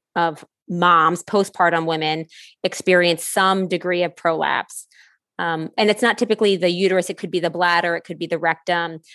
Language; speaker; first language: English; native; English